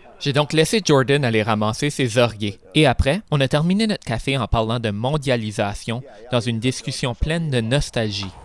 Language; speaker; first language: French; native; French